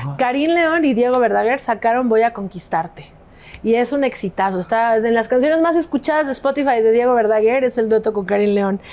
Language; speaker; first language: Spanish; native; Spanish